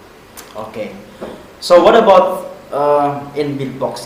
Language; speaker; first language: English; non-native, fluent; Indonesian